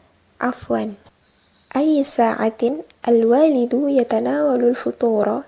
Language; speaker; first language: Arabic; non-native, learner; Indonesian